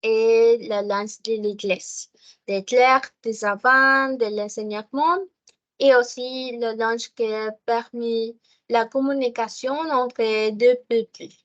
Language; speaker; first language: French; non-native, learner; Spanish